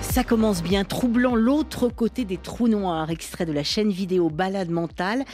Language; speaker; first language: French; native; French